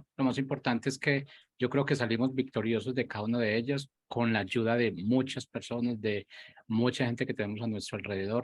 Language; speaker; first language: Spanish; native; Spanish